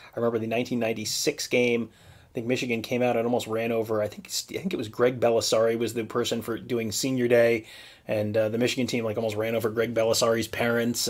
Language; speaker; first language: English; native; English